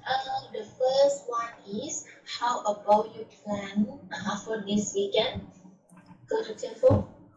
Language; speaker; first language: English; non-native, learner; Thai